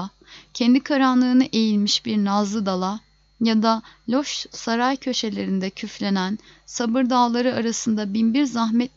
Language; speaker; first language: Turkish; native; Turkish